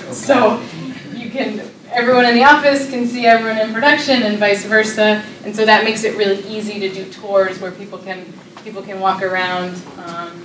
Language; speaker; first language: English; native; English